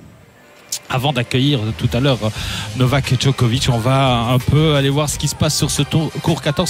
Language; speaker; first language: French; native; French